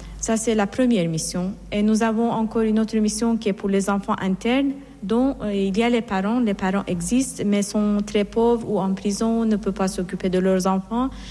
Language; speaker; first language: French; non-native, fluent; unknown